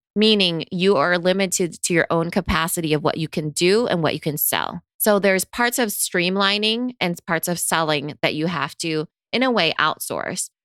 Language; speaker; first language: English; native; English